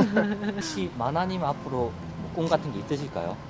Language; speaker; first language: Korean; native; Korean